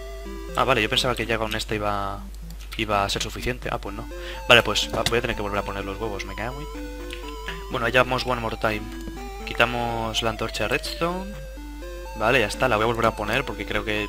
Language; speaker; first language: Spanish; native; Spanish